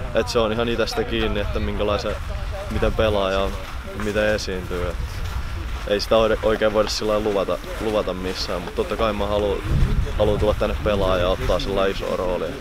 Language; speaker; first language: Finnish; native; Finnish